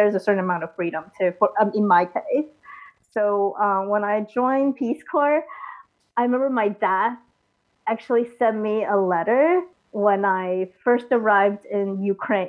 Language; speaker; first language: English; early bilingual, other home language; Chinese